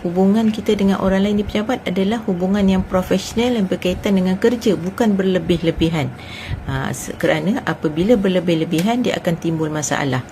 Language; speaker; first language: Malay; native; Malay